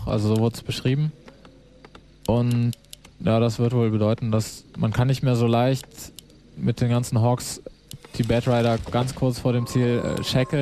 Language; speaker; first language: German; native; German